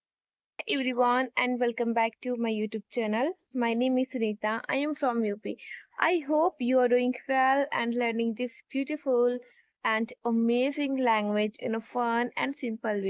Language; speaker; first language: English; non-native, learner; Hindi